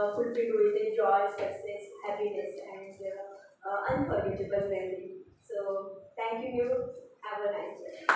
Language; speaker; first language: English; non-native, local second language; Marathi